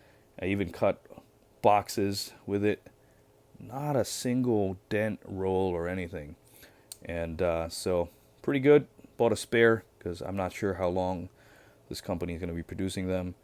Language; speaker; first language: English; native; English